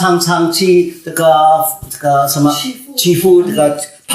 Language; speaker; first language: Chinese; early bilingual, heritage; Chinese